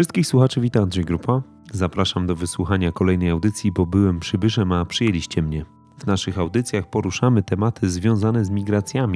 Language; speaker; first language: Polish; native; Polish